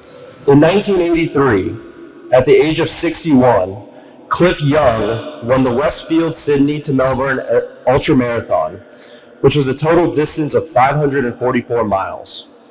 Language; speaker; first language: English; native; English